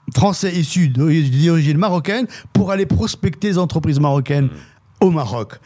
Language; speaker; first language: French; native; French